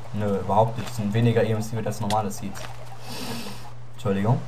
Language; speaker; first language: German; native; German